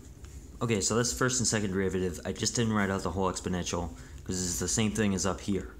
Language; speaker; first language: English; native; English